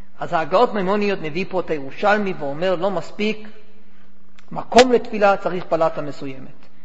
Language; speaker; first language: Hebrew; non-native, fluent; English